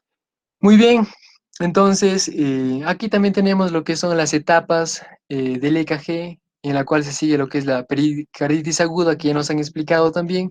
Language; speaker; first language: Spanish; native; Spanish